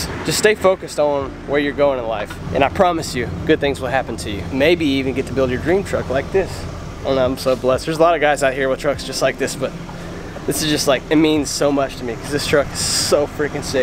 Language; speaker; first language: English; native; English